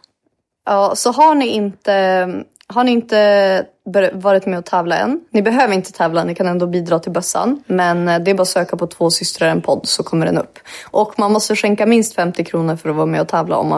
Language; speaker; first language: Swedish; native; Swedish